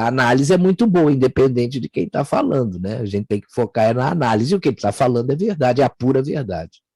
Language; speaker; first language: Portuguese; native; Portuguese